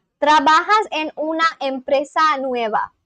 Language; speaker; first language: Spanish; non-native, learner; Bangla